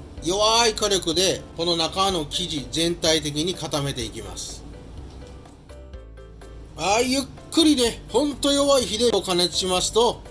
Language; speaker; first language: Japanese; native; Japanese